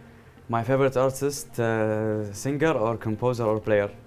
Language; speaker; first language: English; non-native, learner; Arabic